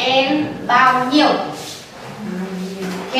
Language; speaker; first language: English; non-native, learner; Vietnamese